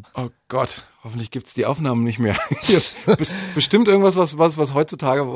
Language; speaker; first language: German; native; German